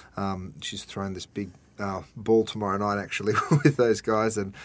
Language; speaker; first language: English; native; English